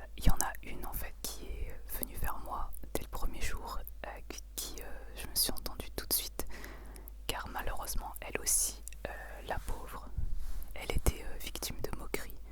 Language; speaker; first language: French; early bilingual, other home language; Aramaic